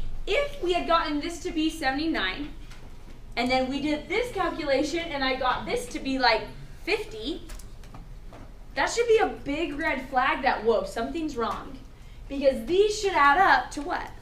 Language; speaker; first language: English; native; English